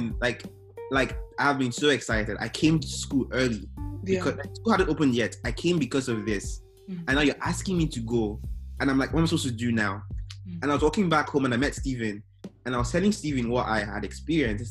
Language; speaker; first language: English; non-native, local second language; Igbo